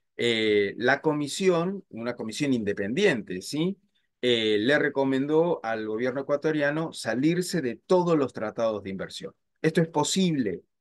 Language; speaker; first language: Spanish; native; Spanish